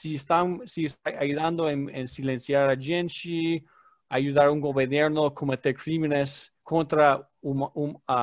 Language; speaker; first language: Portuguese; non-native, learner; English